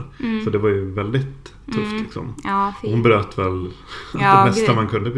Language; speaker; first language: Swedish; native; Swedish